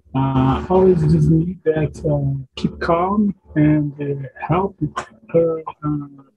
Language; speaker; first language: English; non-native, learner; Portuguese